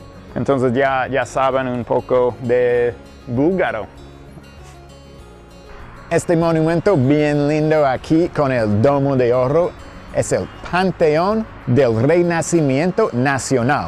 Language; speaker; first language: Spanish; non-native, fluent; English